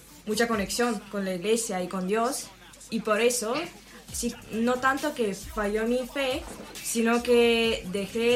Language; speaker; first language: Spanish; non-native, learner; Ukrainian